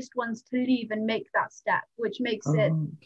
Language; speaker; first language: English; non-native, local second language; Nepali